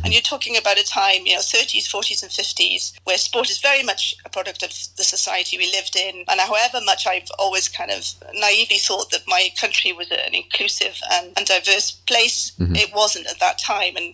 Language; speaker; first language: English; native; English